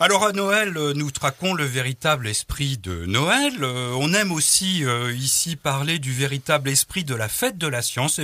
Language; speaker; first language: French; native; French